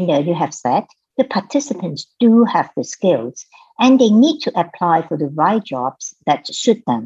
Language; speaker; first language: English; non-native, local second language; Cantonese